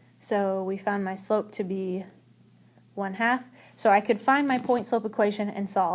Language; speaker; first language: English; native; English